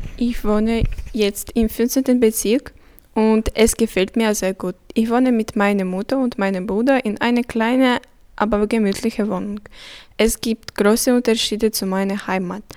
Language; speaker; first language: German; non-native, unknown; Ukrainian